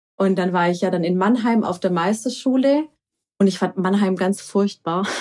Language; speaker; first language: German; early bilingual, other home language; Croatian